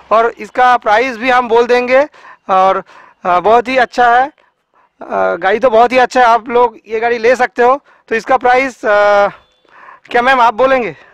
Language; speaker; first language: Hindi; non-native, local second language; Bangla